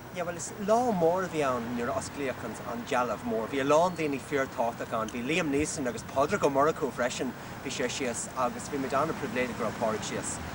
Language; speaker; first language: Irish; non-native, local second language; English